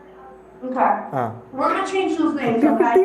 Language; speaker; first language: English; native; English